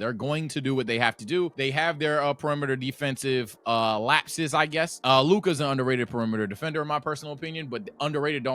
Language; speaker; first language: English; native; English